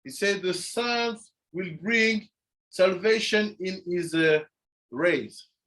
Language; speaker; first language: English; non-native, fluent; French